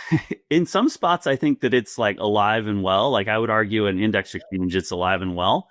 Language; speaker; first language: English; native; English